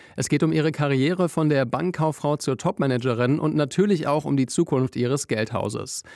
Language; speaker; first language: German; native; German